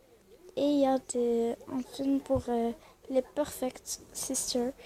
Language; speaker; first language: French; non-native, learner; Arabic